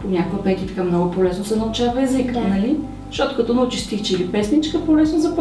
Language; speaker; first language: Bulgarian; native; Bulgarian